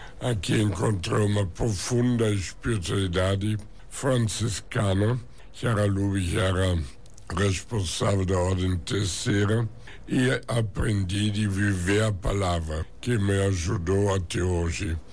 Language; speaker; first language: Portuguese; non-native, fluent; German